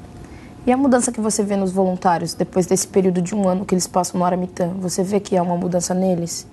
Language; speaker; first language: Portuguese; native; Portuguese